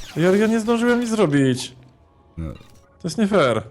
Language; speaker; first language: Polish; native; Polish